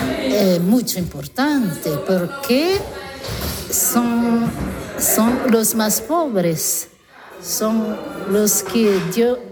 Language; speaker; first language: Spanish; non-native, learner; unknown